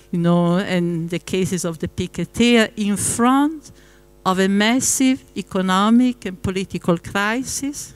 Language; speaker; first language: English; non-native, fluent; Italian